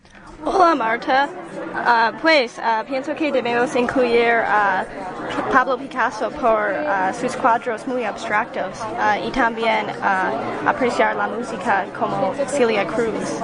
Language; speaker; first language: Spanish; non-native, learner; English